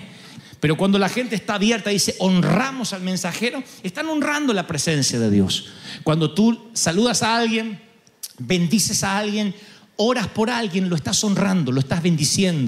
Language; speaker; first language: Spanish; native; Spanish